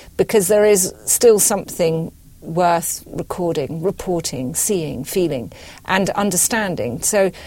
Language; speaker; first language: English; native; English